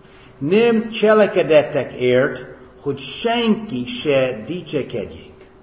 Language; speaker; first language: Hungarian; non-native, fluent; English